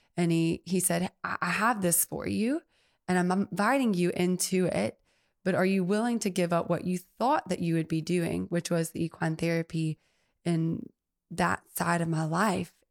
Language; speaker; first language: English; native; English